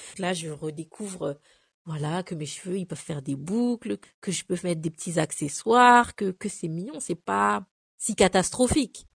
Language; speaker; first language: French; early bilingual, other home language; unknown